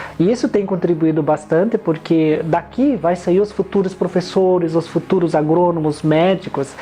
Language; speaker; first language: Portuguese; non-native, local second language; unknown